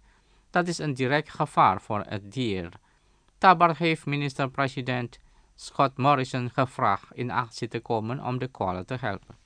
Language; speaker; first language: Dutch; non-native, fluent; Indonesian